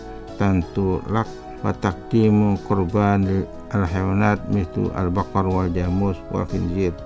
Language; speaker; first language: Arabic; non-native, fluent; Indonesian